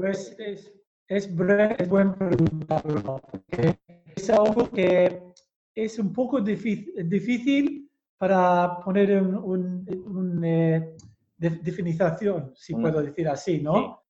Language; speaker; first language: Spanish; early bilingual, heritage; Basque